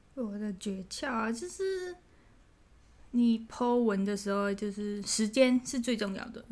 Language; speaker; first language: Chinese; early bilingual, heritage; Thai